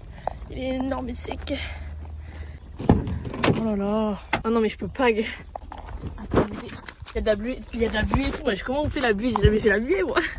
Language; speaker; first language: French; native; French